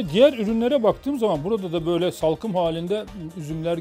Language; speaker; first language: Turkish; native; Turkish